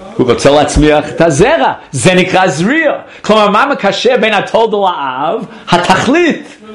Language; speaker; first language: Hebrew; non-native, fluent; English